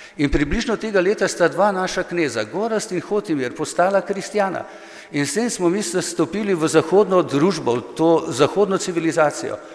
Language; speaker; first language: Slovenian; native; Slovenian